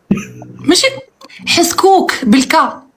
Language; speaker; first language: Arabic; native; Arabic